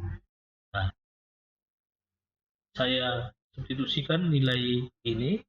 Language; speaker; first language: Indonesian; native; Indonesian